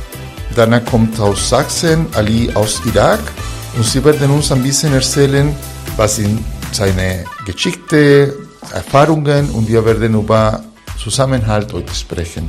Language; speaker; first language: German; non-native, fluent; Spanish